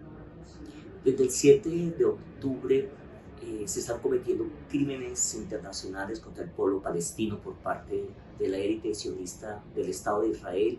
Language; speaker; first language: Spanish; native; Spanish